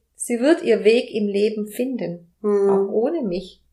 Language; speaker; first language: German; non-native, fluent; Spanish